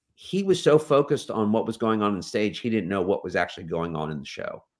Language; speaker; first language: English; native; English